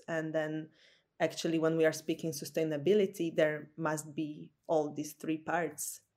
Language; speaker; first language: English; non-native, fluent; Slovak